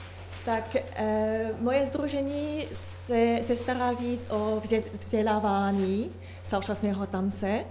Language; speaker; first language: Czech; non-native, learner; French